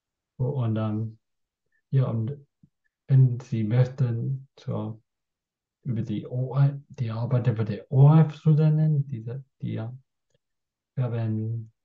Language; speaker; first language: German; non-native, learner; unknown